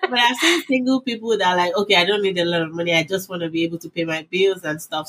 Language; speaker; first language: English; non-native, local second language; Yoruba